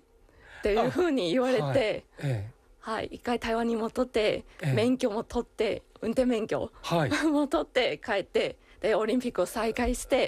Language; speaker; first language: Japanese; non-native, fluent; Chinese